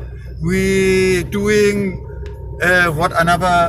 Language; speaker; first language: English; non-native, learner; German